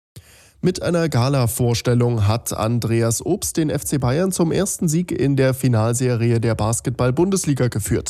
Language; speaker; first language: German; native; German